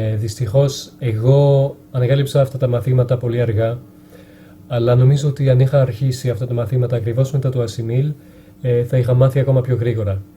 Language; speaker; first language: Greek; non-native, fluent; French